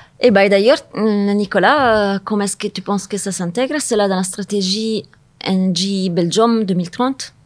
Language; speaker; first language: French; non-native, fluent; Italian